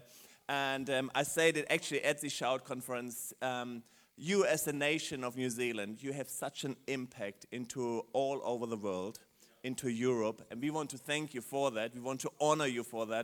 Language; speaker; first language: English; non-native, fluent; German